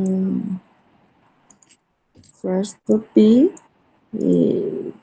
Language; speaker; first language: English; non-native, learner; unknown